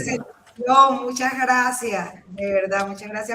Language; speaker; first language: Spanish; native; Spanish